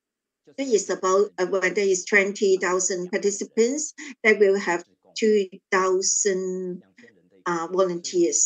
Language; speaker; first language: English; non-native, learner; Chinese